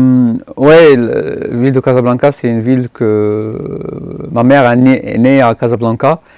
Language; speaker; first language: French; non-native, local second language; Arabic